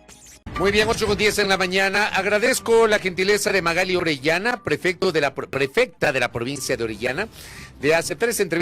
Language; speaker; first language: Spanish; native; Spanish